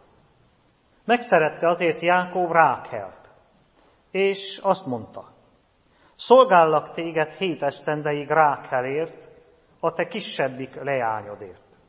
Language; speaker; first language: Hungarian; native; Hungarian